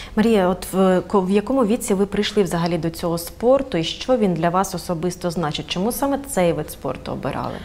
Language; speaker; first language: Ukrainian; native; Ukrainian